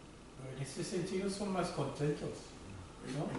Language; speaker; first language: Spanish; non-native, fluent; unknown